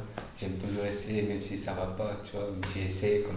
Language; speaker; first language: French; non-native, fluent; Romanian